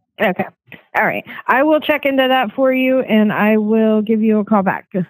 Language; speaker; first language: English; native; English